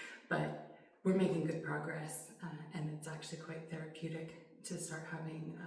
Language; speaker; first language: English; native; English